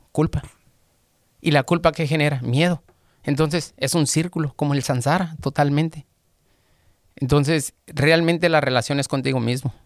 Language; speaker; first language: Spanish; native; Spanish